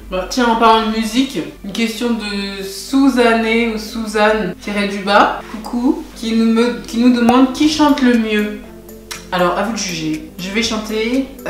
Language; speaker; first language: French; early bilingual, other home language; Haitian Creole